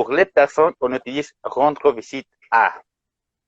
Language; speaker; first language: French; non-native, fluent; Spanish